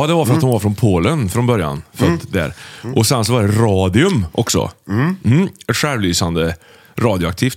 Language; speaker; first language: Swedish; native; Swedish